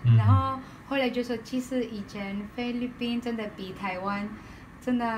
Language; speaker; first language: Chinese; non-native, learner; Filipino